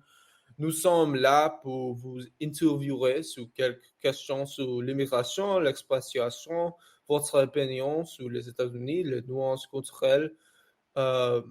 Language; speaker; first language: French; non-native, learner; English